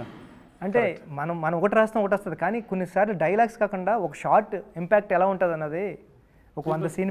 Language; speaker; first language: Telugu; native; Telugu